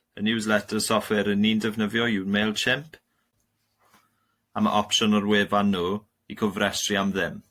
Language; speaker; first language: Welsh; non-native, local second language; English